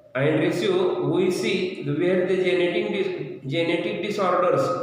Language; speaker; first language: English; non-native, local second language; Marathi